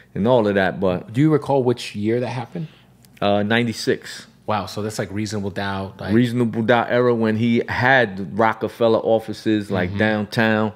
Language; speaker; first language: English; native; English